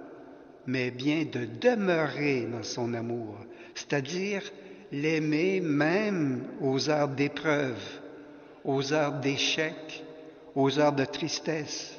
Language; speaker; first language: French; native; French